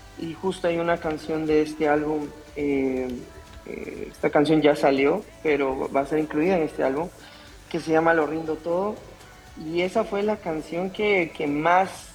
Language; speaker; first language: Spanish; native; Spanish